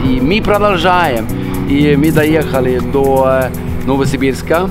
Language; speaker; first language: Russian; non-native, fluent; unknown